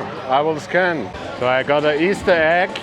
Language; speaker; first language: English; non-native, fluent; German